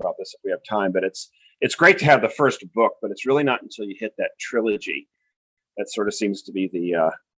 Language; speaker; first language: English; native; English